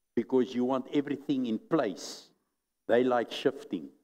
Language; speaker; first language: English; non-native, local second language; Afrikaans